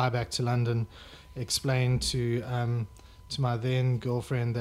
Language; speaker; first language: English; native; English